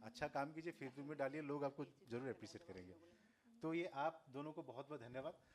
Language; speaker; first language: Hindi; non-native, local second language; Assamese